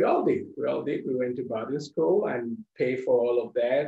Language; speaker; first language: English; non-native, local second language; Yoruba